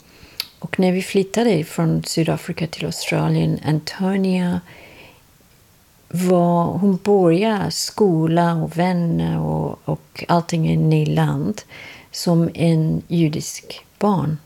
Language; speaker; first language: Swedish; non-native, learner; English